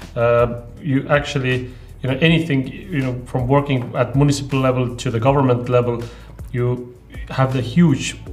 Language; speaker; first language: English; non-native, fluent; Estonian